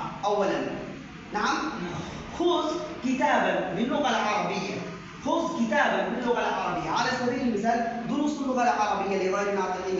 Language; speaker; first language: Arabic; non-native, fluent; Bangla